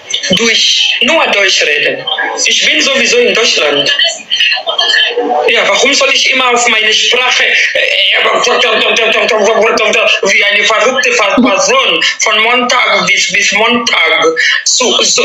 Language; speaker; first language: German; non-native, learner; Swahili